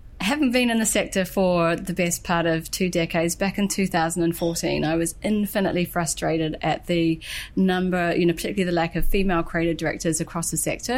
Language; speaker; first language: English; native; English